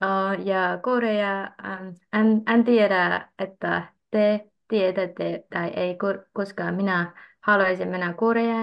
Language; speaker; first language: Finnish; non-native, learner; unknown